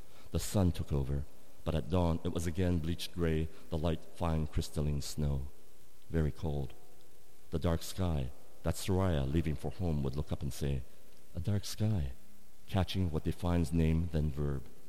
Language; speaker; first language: English; native; English